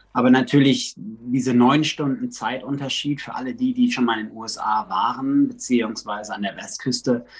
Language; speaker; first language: German; native; German